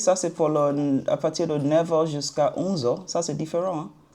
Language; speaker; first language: French; non-native, learner; Igbo